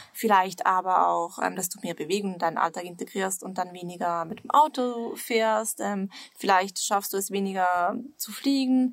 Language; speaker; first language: German; non-native, fluent; Swiss German